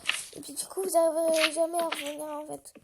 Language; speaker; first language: French; native; French